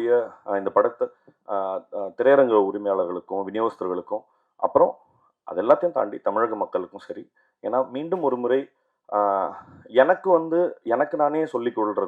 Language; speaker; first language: Tamil; native; Tamil